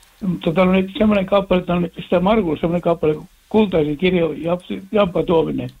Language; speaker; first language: Finnish; native; Finnish